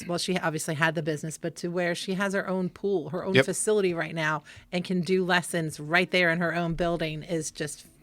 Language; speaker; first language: English; native; English